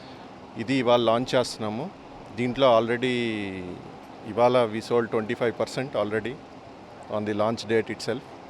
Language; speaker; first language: Telugu; native; Telugu